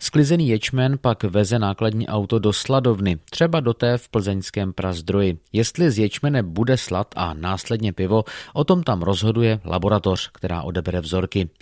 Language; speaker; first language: Czech; native; Czech